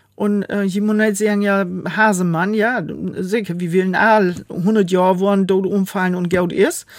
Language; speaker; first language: German; native; German